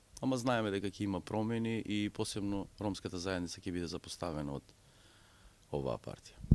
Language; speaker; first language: Macedonian; non-native, local second language; Romany